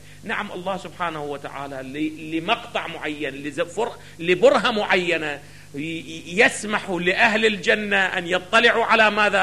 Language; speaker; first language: Arabic; native; Arabic